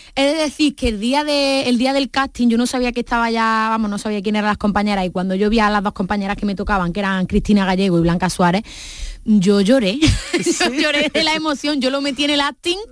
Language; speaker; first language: Spanish; native; Spanish